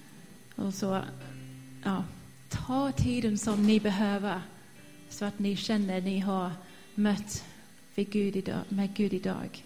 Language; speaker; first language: Swedish; non-native, fluent; English